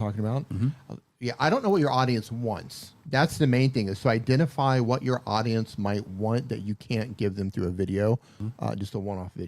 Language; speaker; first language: English; native; English